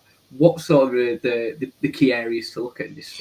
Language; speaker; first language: English; native; English